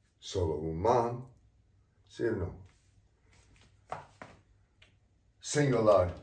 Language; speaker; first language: Spanish; non-native, learner; English